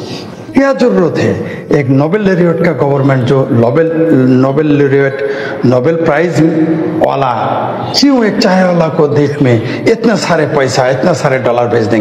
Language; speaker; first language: Hindi; non-native, fluent; Bangla